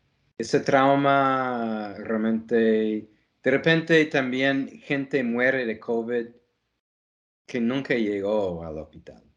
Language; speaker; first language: Spanish; non-native, fluent; English